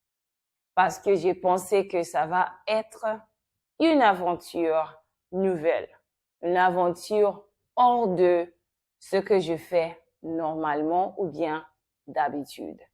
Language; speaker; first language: French; non-native, fluent; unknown